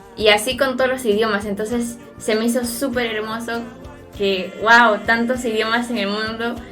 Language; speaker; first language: Spanish; non-native, local second language; Quechua